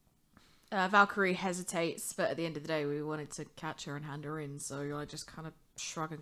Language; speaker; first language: English; native; English